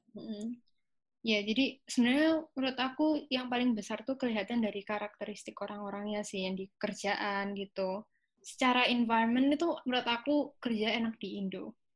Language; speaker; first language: Indonesian; native; Indonesian